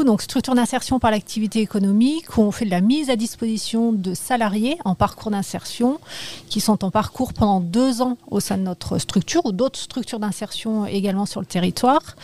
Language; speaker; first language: French; native; French